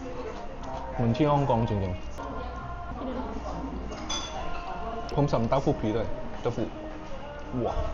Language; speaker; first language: Thai; non-native, learner; Cantonese